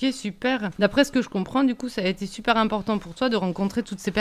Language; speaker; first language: French; native; French